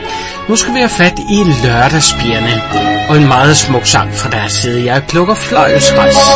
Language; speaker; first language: Danish; native; Danish